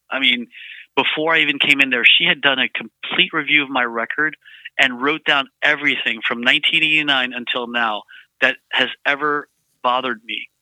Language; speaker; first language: English; early bilingual, other home language; Vietnamese